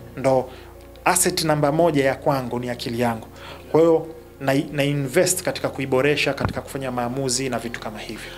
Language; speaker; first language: Swahili; native; Swahili